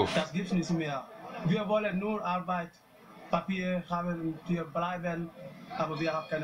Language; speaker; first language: German; non-native, learner; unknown